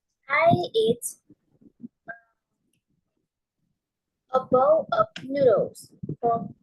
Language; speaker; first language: English; non-native, learner; Vietnamese